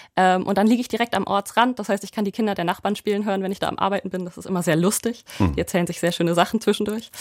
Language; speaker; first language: German; native; German